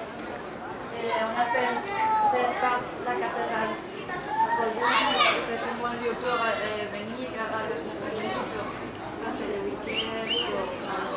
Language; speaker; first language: French; non-native, learner; Spanish